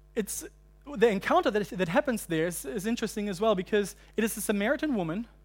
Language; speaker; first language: English; non-native, fluent; German